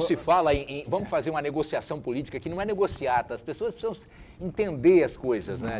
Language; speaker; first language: Portuguese; native; Portuguese